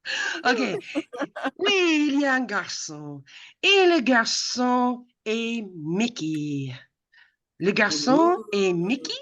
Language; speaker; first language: French; non-native, fluent; English